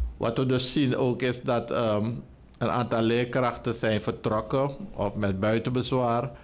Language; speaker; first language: Dutch; native; Dutch